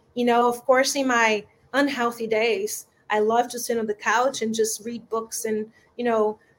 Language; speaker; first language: English; non-native, fluent; Portuguese